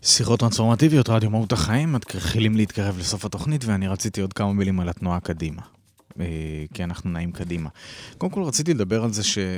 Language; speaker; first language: Hebrew; native; Hebrew